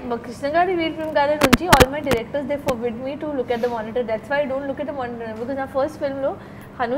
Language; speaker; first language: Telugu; non-native, learner; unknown